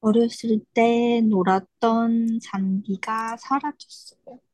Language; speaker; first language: Korean; non-native, learner; Chinese